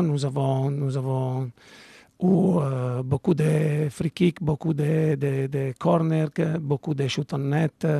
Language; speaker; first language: French; non-native, learner; Italian